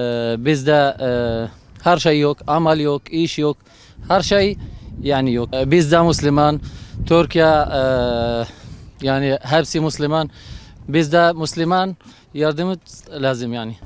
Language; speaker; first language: Turkish; non-native, learner; Arabic